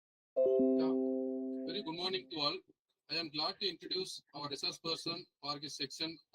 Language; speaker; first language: English; non-native, local second language; Tamil